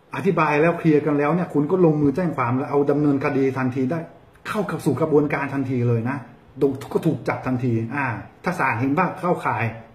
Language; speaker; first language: Thai; early bilingual, heritage; Thai